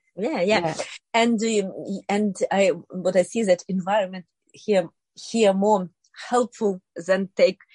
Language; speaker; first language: English; non-native, learner; Ukrainian